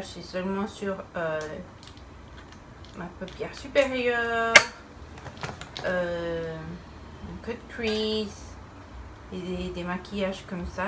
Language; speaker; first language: French; non-native, fluent; Spanish